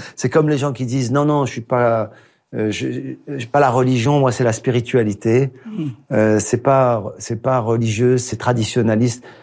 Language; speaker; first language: French; native; French